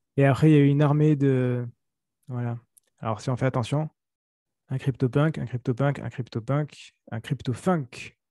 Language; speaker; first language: French; native; French